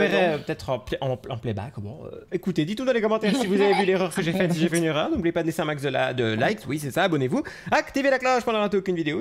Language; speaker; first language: French; native; French